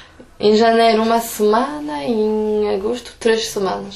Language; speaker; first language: Portuguese; early bilingual, heritage; Portuguese